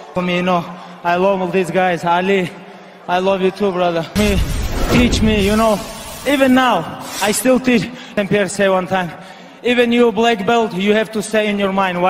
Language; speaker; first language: English; non-native, learner; Avaric